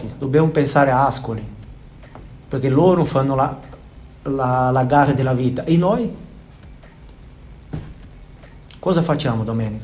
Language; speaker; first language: Italian; non-native, fluent; Portuguese